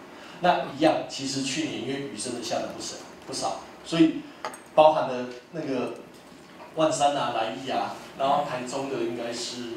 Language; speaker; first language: Chinese; native; Chinese